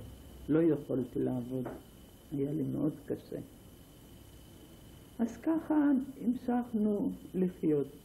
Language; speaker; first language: Hebrew; non-native, fluent; Ladino